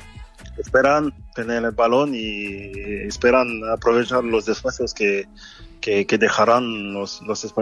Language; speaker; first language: Spanish; non-native, fluent; French